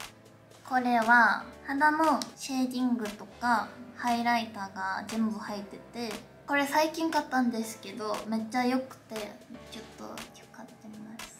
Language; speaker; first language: Japanese; non-native, fluent; Korean